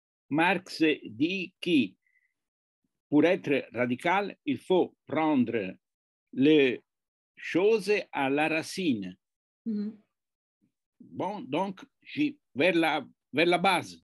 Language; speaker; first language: French; non-native, fluent; Italian